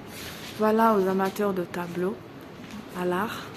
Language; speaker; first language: French; non-native, local second language; Arabic